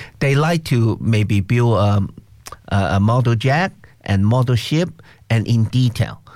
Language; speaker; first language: English; non-native, local second language; Cantonese